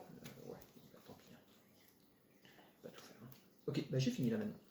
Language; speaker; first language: French; native; French